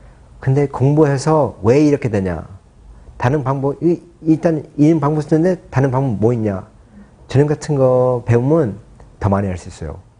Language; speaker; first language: Korean; early bilingual, heritage; Korean